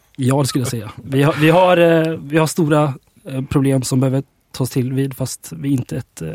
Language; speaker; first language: Swedish; early bilingual, other home language; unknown